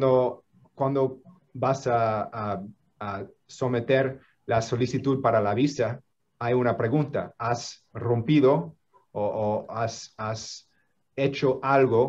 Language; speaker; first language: Spanish; non-native, fluent; English